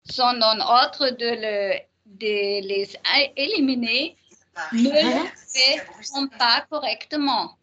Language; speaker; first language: French; non-native, learner; German